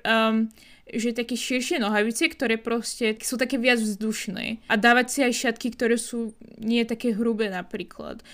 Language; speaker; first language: Slovak; non-native, fluent; Arabic